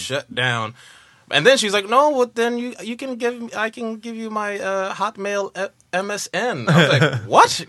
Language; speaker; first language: English; native; English